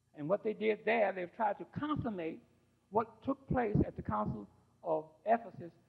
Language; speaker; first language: English; native; English